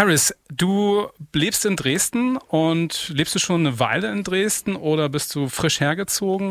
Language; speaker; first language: German; native; German